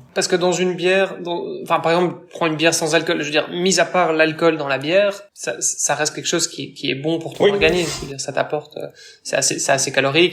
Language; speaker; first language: French; native; French